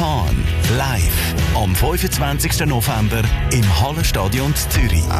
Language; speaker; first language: German; native; German